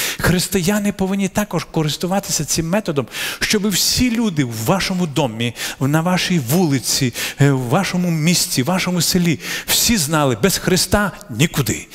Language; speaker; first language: Ukrainian; non-native, local second language; Russian